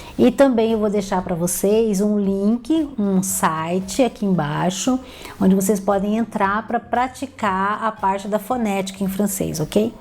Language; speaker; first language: Portuguese; native; Portuguese